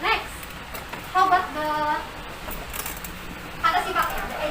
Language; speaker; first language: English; non-native, fluent; Indonesian